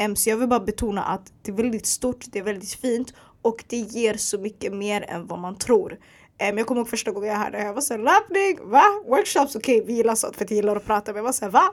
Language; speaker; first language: Swedish; early bilingual, other home language; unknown